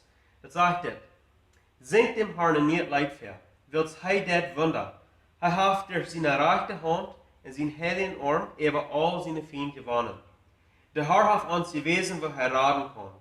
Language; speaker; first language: German; non-native, learner; Plautdietsch